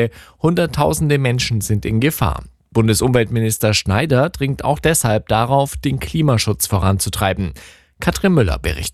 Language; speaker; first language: German; native; German